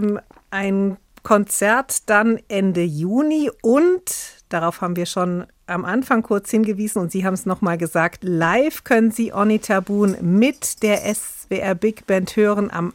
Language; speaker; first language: German; native; German